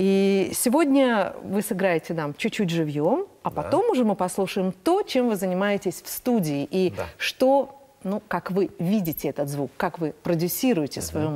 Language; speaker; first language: Russian; native; Russian